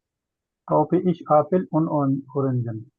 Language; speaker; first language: German; non-native, learner; Urdu